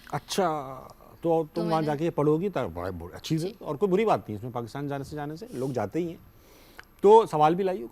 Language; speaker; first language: Urdu; native; Urdu